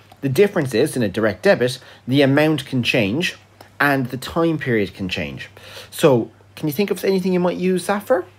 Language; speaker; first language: English; native; English